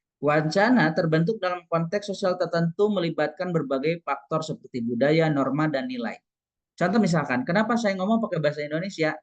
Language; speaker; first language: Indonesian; non-native, local second language; Sundanese